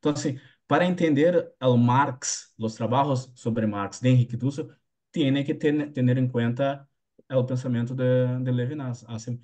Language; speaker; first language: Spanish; non-native, learner; Portuguese